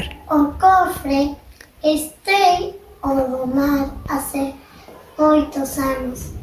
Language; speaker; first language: Galician; non-native, local second language; Spanish